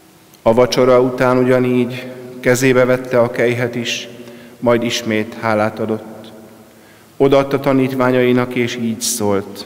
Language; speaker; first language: Hungarian; native; Hungarian